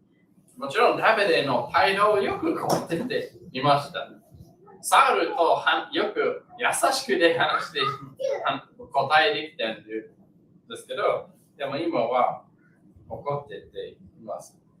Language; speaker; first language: Japanese; non-native, learner; English